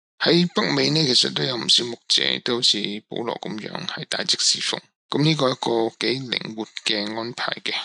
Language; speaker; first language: Cantonese; non-native, local second language; Min Nan Chinese